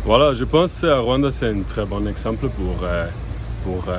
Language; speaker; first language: French; non-native, fluent; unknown